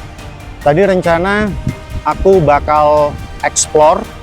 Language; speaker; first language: Indonesian; native; Indonesian